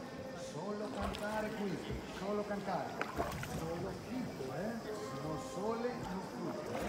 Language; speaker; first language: Italian; non-native, learner; Greek